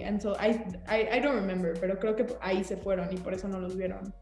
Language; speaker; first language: Spanish; early bilingual, heritage; Spanish